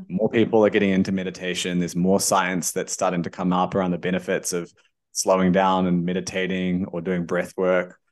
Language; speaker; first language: English; native; English